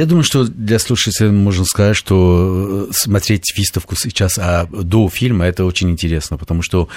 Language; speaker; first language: Russian; non-native, fluent; Armenian